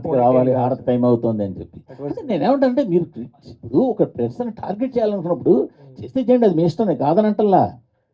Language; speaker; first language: Telugu; native; Telugu